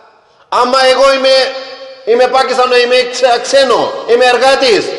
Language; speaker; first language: Greek; non-native, learner; Punjabi